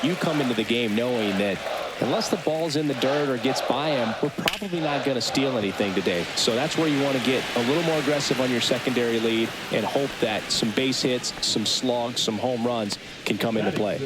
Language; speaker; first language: English; native; English